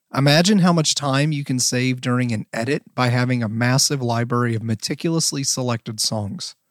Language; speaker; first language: English; native; English